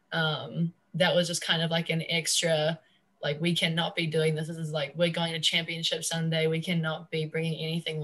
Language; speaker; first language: English; native; English